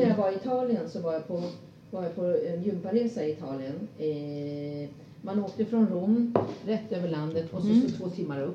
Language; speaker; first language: Swedish; native; Swedish